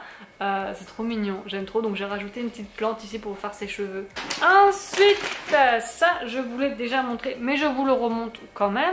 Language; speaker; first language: French; native; French